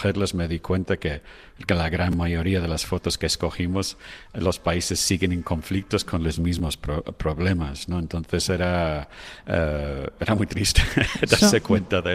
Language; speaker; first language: Spanish; non-native, fluent; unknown